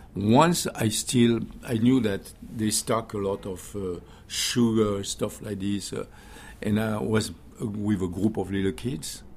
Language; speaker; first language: English; non-native, learner; French